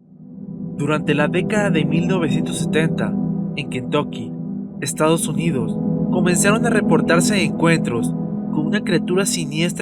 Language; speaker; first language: Spanish; native; Spanish